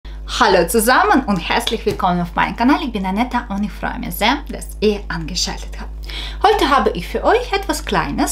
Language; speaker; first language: German; non-native, fluent; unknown